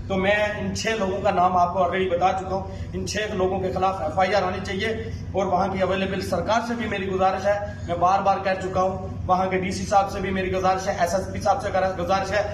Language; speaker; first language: Hindi; non-native, local second language; Punjabi